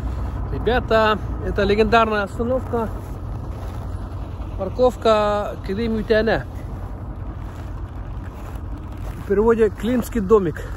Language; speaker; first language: Russian; native; Russian